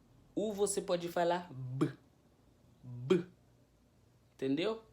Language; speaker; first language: Portuguese; non-native, fluent; Haitian Creole